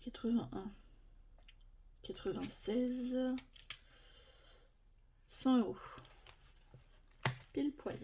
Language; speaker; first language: French; native; French